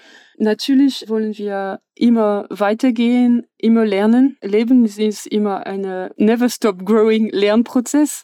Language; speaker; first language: German; non-native, fluent; French